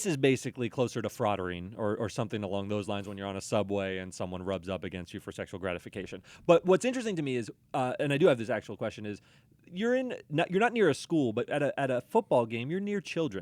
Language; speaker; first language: English; native; English